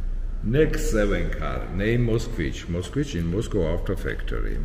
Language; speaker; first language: English; non-native, learner; Georgian